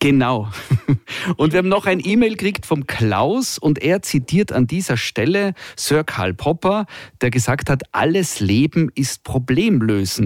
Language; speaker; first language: German; native; German